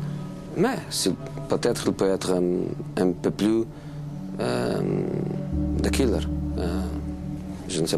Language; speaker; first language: French; non-native, fluent; Portuguese